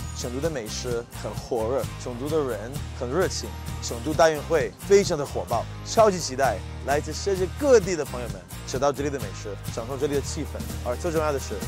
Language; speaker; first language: Chinese; non-native, fluent; English